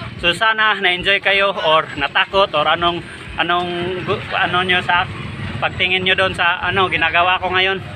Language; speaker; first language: Filipino; non-native, local second language; Cebuano